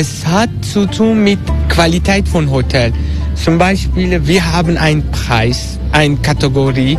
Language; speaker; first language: German; non-native, learner; Turkish